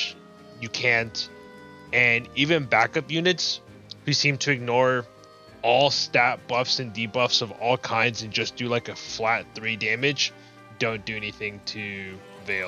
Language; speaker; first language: English; native; English